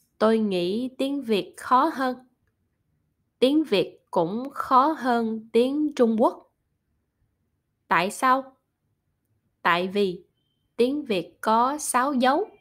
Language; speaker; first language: Vietnamese; non-native, learner; German